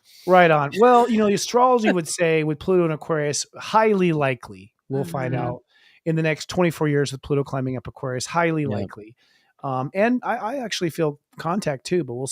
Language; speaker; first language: English; native; English